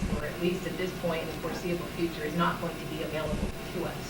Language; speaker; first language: English; native; English